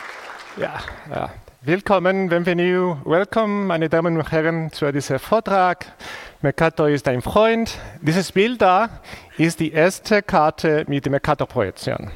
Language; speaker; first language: German; non-native, fluent; Spanish